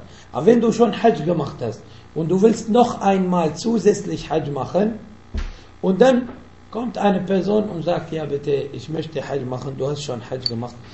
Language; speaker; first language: German; non-native, fluent; Arabic